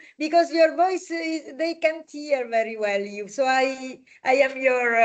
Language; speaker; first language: English; non-native, fluent; Italian